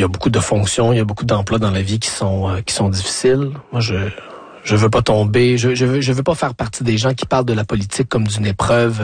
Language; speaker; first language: French; native; French